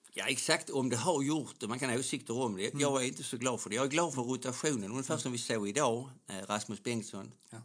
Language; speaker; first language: Swedish; native; Swedish